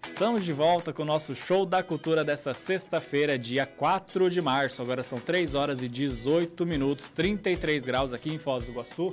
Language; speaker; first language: Portuguese; native; Portuguese